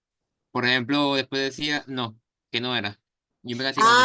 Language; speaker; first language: Spanish; native; Spanish